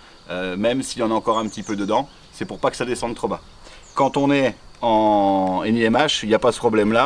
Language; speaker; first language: French; native; French